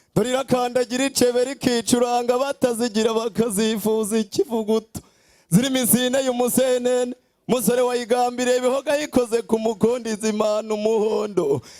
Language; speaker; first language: Kinyarwanda; native; Kinyarwanda